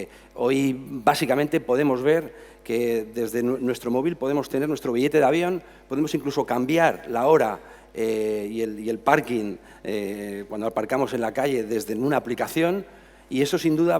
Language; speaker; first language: Spanish; native; Spanish